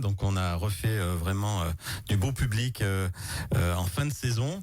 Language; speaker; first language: French; native; French